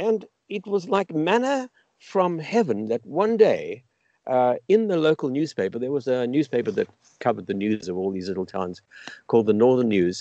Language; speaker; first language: English; native; English